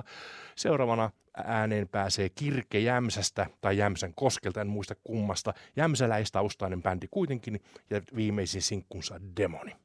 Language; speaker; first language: Finnish; native; Finnish